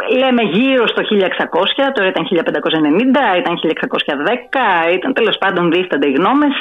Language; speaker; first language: Greek; native; Greek